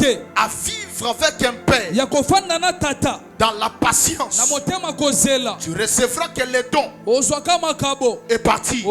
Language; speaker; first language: French; non-native, local second language; Lingala